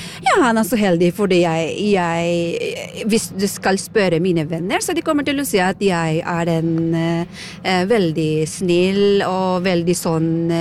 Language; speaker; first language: Norwegian; non-native, fluent; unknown